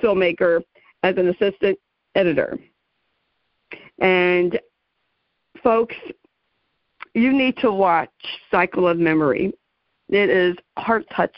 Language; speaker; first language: English; native; English